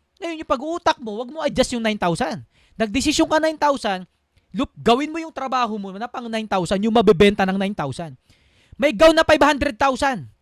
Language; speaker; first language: Filipino; native; Filipino